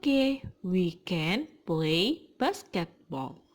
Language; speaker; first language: English; non-native, fluent; Indonesian